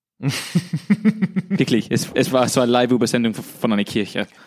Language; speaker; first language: German; non-native, fluent; English